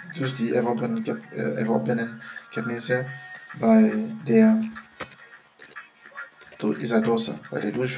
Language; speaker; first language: German; non-native, fluent; French